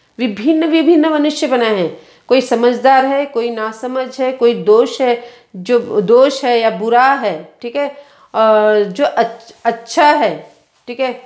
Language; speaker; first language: Hindi; non-native, local second language; Kannada